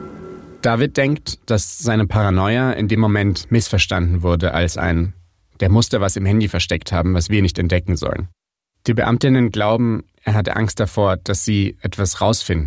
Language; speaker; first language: German; native; German